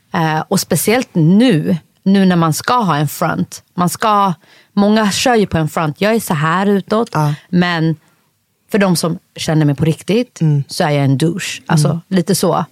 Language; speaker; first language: Swedish; early bilingual, other home language; Somali